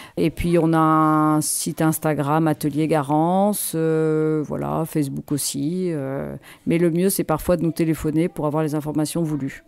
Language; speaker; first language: French; native; French